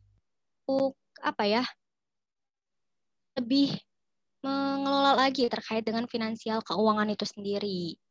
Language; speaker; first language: Indonesian; native; Indonesian